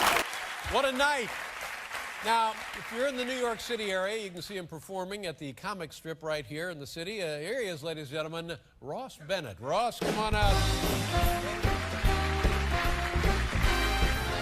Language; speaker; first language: English; native; English